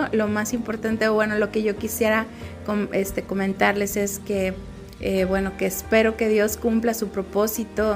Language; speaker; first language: Spanish; native; Spanish